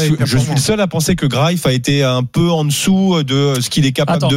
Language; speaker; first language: French; native; French